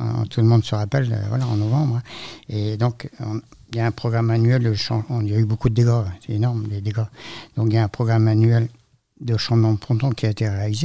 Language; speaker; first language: French; native; French